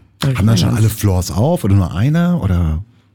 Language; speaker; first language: German; native; German